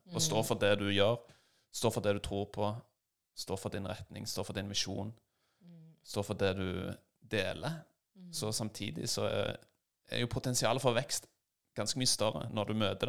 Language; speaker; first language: Norwegian; native; Norwegian